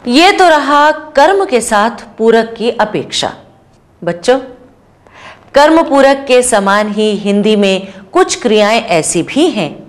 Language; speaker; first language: Hindi; native; Hindi